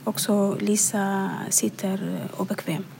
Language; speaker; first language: Swedish; non-native, learner; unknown